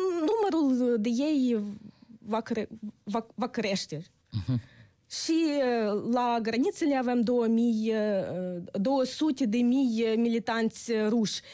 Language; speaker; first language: Romanian; non-native, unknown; Ukrainian